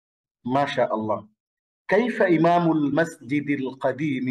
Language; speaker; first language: Arabic; non-native, fluent; Bangla